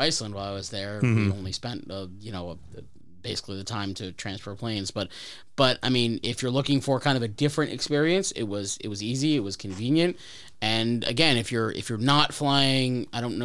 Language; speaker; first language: English; native; English